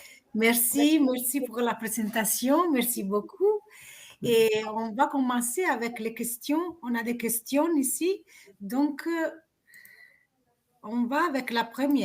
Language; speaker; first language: French; non-native, fluent; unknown